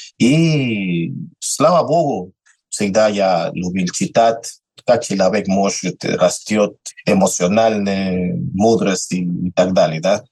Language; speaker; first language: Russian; non-native, learner; Spanish